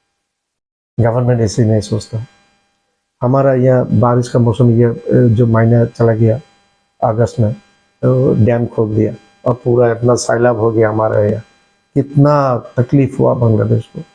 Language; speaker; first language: Hindi; non-native, learner; Bangla